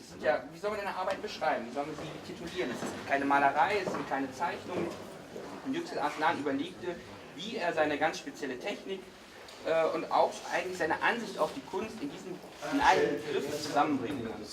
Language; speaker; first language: German; native; German